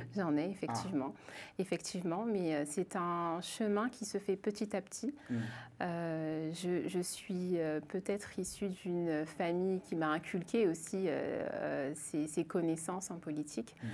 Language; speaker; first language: French; native; French